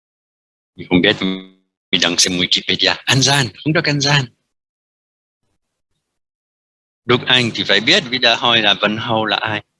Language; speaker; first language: Vietnamese; non-native, fluent; French